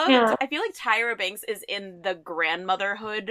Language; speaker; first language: English; native; English